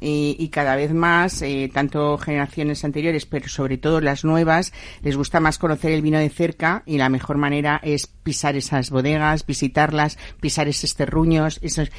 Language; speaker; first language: Spanish; native; Spanish